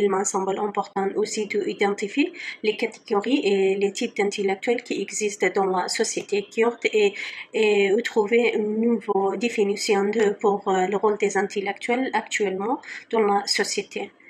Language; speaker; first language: French; non-native, learner; Kurdish